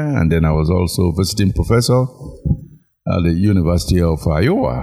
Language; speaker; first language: English; non-native, local second language; Krio